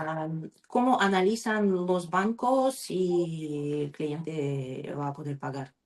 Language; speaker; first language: Spanish; non-native, learner; Russian